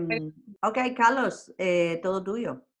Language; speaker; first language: Spanish; non-native, fluent; English